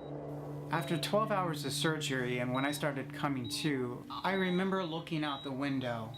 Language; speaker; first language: English; native; English